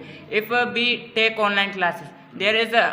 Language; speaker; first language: English; non-native, learner; Hindi